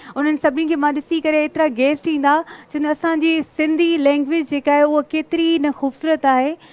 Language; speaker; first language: Sindhi; native; Sindhi